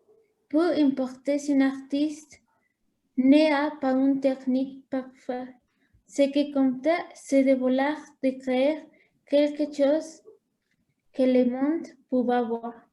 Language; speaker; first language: French; non-native, learner; Spanish